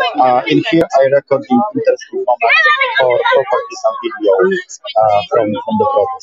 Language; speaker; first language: English; non-native, learner; Polish